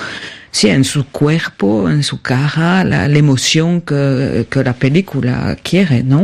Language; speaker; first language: Spanish; non-native, learner; French